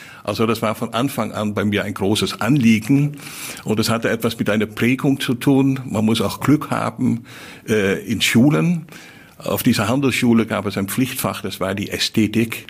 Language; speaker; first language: German; non-native, fluent; Dutch